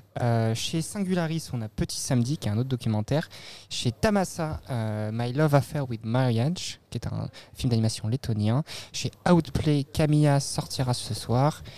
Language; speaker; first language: French; native; French